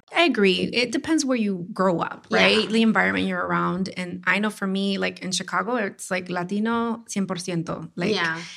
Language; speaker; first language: English; native; English